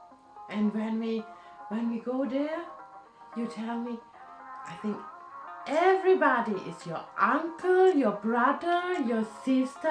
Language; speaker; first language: English; non-native, learner; German